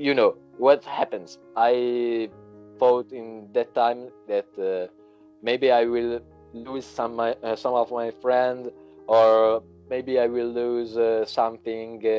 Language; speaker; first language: English; non-native, learner; Italian